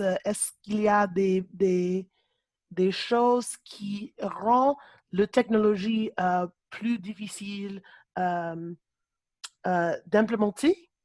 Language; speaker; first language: French; non-native, learner; English